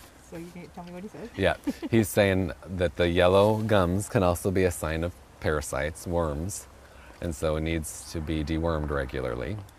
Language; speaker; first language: English; early bilingual, other home language; German